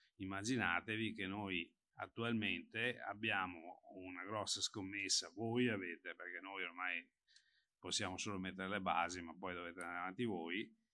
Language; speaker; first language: Italian; native; Italian